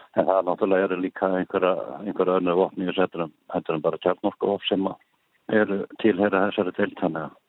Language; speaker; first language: Icelandic; native; Icelandic